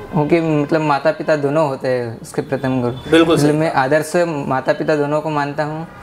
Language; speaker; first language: Hindi; native; Hindi